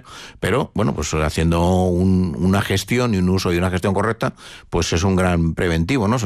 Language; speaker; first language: Spanish; native; Spanish